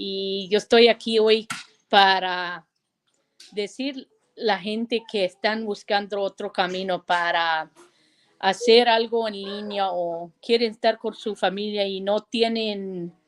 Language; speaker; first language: Spanish; early bilingual, heritage; Spanish